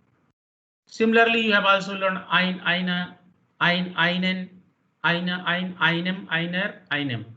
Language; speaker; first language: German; non-native, fluent; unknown